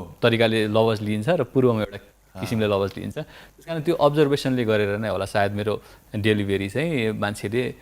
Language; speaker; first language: Nepali; native; Nepali